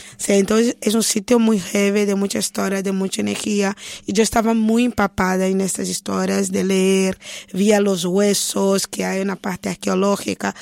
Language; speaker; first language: Spanish; non-native, fluent; Portuguese